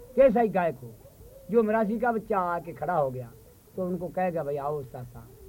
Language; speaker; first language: Hindi; non-native, local second language; Marwari